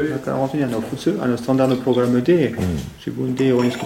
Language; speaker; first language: Japanese; non-native, fluent; French